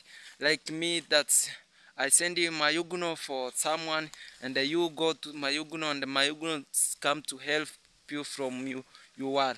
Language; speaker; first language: English; non-native, learner; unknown